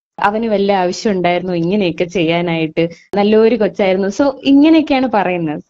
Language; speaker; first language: Malayalam; early bilingual, heritage; Malayalam